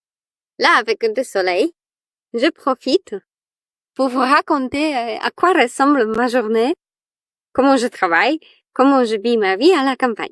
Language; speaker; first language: French; non-native, fluent; Polish